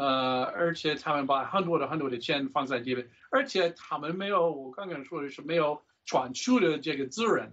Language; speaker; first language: Chinese; non-native, fluent; English